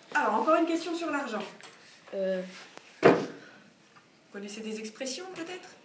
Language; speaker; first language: French; native; French